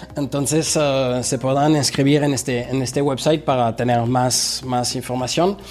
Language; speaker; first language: Spanish; non-native, fluent; French